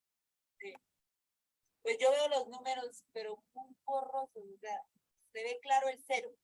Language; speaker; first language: Spanish; native; Spanish